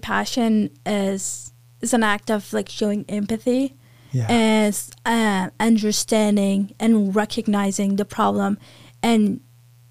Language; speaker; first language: English; non-native, fluent; Persian